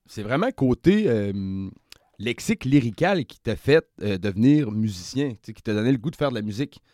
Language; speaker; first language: French; native; French